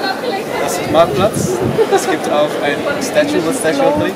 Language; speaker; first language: German; non-native, learner; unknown